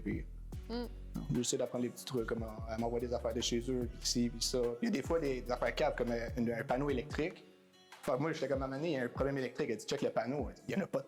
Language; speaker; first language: French; native; French